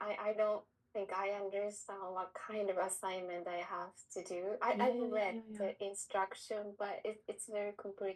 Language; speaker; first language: English; non-native, learner; Japanese